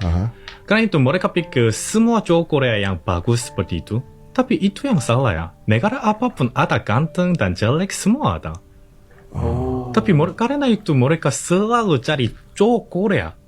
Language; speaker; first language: Indonesian; non-native, learner; Korean